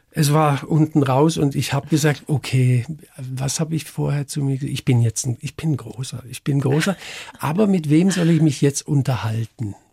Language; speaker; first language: German; native; German